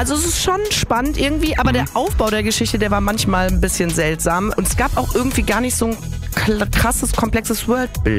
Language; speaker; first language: German; native; German